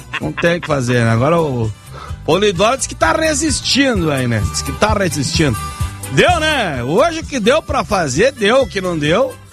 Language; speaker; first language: Portuguese; native; Portuguese